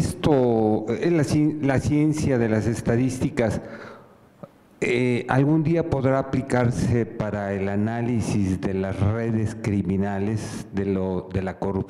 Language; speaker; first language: Spanish; native; Spanish